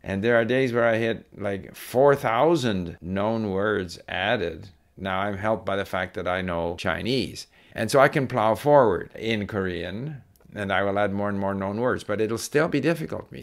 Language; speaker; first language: English; native; English